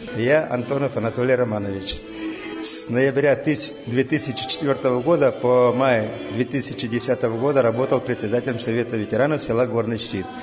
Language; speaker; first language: Russian; native; Russian